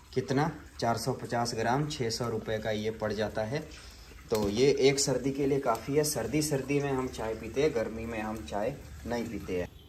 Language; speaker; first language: Hindi; native; Hindi